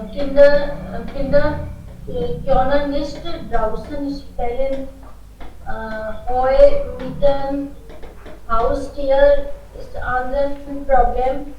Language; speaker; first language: German; non-native, learner; Hindi